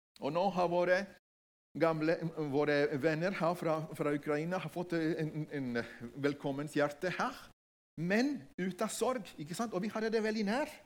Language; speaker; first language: Norwegian; non-native, fluent; Spanish